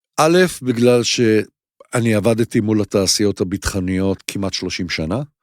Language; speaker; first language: Hebrew; native; Hebrew